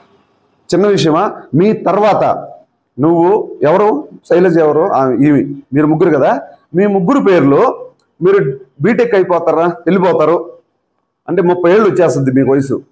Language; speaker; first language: Telugu; native; Telugu